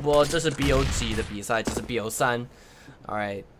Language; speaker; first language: Chinese; non-native, learner; English